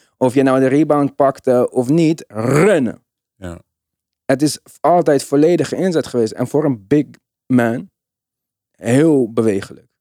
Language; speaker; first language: Dutch; native; Dutch